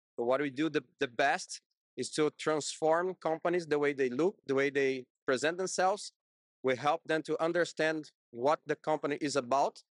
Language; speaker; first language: English; non-native, fluent; Portuguese